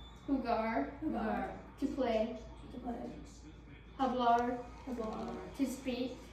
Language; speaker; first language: Spanish; non-native, learner; English